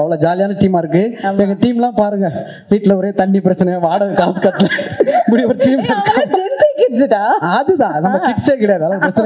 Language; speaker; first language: Tamil; native; Tamil